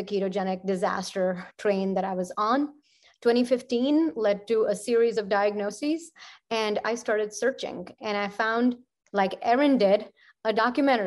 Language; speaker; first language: English; non-native, local second language; Punjabi